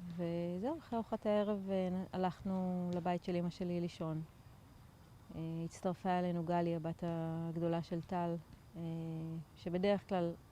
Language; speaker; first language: Hebrew; native; Hebrew